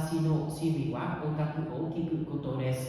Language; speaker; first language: Japanese; non-native, learner; Vietnamese